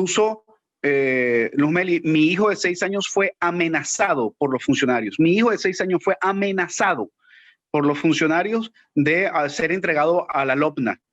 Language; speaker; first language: Spanish; native; Spanish